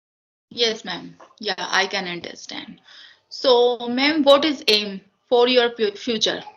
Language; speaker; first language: English; non-native, learner; Hindi